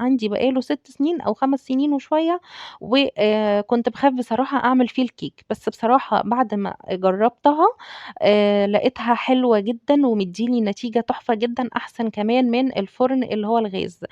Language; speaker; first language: Arabic; native; Arabic